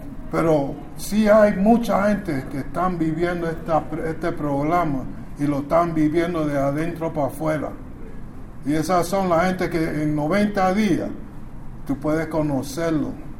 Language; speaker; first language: Spanish; early bilingual, other home language; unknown